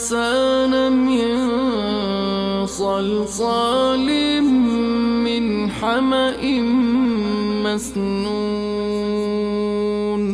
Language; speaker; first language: Arabic; native; Arabic